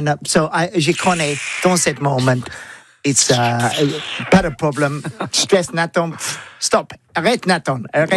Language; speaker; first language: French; non-native, learner; English